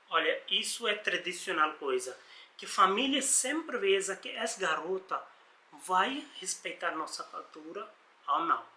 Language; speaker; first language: Portuguese; non-native, learner; Hindi